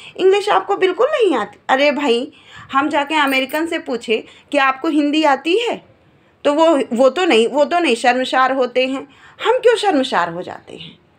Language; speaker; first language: Hindi; native; Hindi